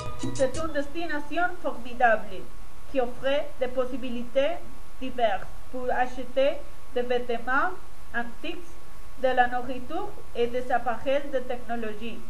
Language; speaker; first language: French; non-native, learner; Spanish